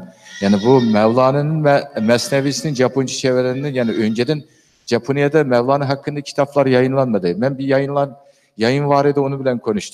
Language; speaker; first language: Turkish; non-native, learner; Uyghur